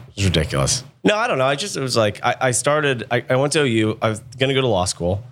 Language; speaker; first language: English; native; English